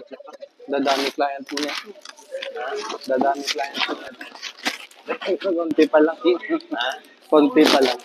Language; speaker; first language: Filipino; native; Filipino